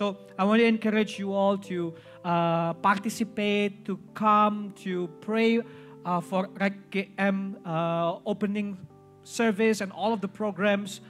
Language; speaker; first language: English; non-native, fluent; Indonesian